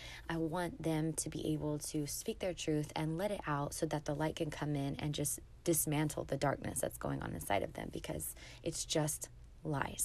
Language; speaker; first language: English; native; English